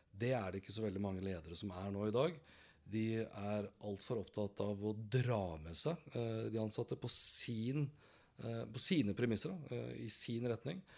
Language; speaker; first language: Norwegian; native; Norwegian